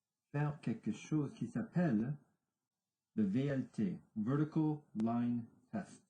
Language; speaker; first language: French; non-native, local second language; English